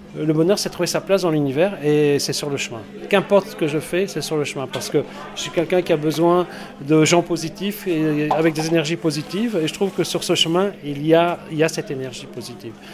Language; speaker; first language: French; native; French